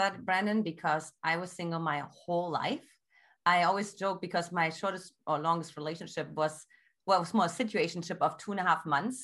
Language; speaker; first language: English; non-native, fluent; German